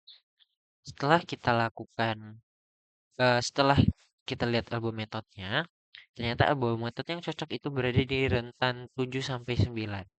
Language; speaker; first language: Indonesian; native; Indonesian